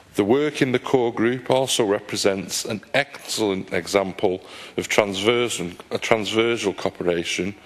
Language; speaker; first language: English; native; English